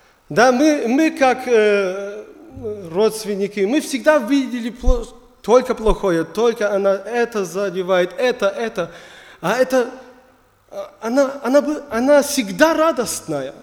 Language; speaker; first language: Russian; non-native, learner; German